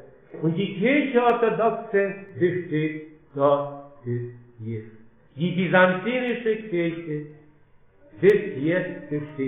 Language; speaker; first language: German; non-native, fluent; Polish